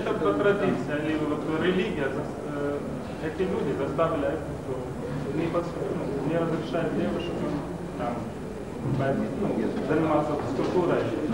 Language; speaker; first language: Russian; non-native, learner; Arabic